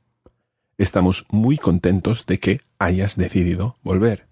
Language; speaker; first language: Spanish; non-native, fluent; English